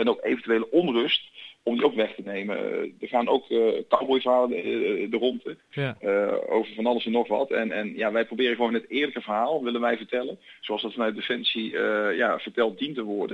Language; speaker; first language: Dutch; native; Dutch